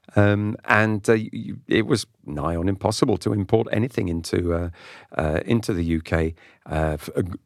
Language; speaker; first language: English; non-native, local second language; French